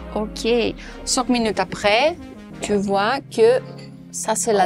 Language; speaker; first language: French; non-native, local second language; Dutch